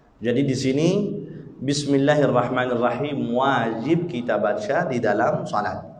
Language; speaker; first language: Malay; non-native, fluent; Arabic